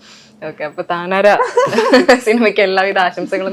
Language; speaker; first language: Malayalam; native; Malayalam